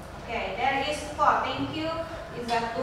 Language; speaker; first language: English; non-native, learner; Indonesian